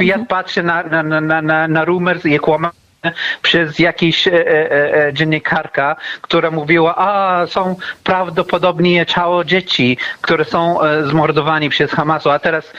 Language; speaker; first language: Polish; non-native, fluent; Arabic